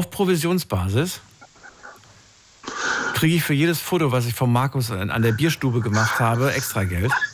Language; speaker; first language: German; native; German